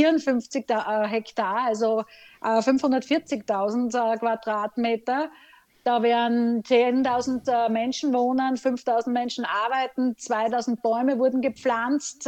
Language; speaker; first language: German; native; German